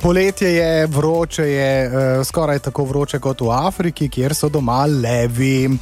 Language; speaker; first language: Slovenian; native; Slovenian